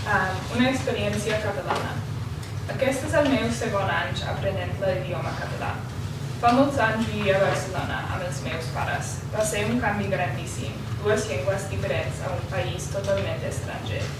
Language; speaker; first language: Catalan; non-native, learner; English